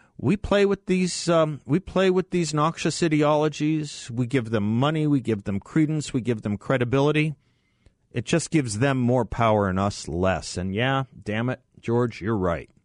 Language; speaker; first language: English; native; English